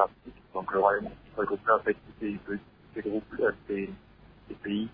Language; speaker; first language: French; non-native, local second language; Lingala